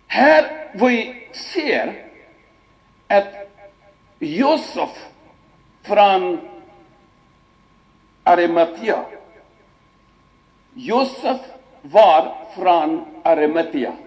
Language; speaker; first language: Swedish; non-native, fluent; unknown